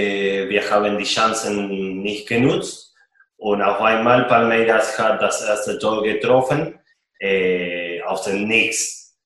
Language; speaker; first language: German; non-native, fluent; Spanish